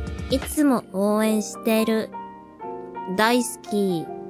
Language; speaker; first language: Japanese; non-native, learner; English